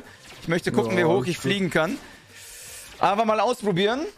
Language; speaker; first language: German; native; German